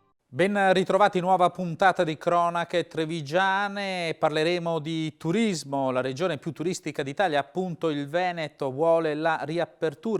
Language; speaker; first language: Italian; native; Italian